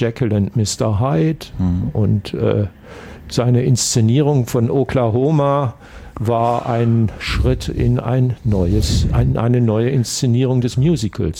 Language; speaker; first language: German; native; German